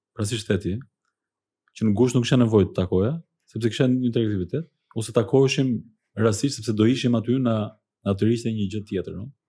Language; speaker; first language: Albanian; early bilingual, heritage; Albanian